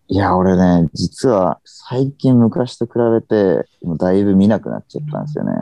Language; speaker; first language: Japanese; native; Japanese